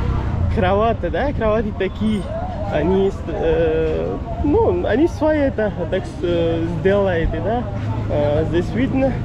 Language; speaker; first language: Russian; non-native, learner; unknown